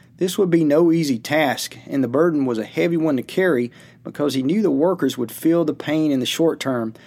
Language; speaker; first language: English; native; English